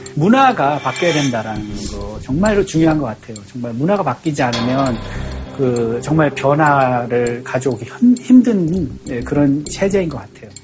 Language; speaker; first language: Korean; native; Korean